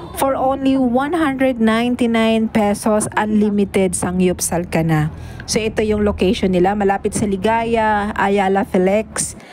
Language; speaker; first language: Filipino; native; Filipino